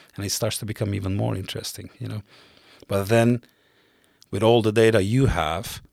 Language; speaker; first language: English; non-native, fluent; Turkish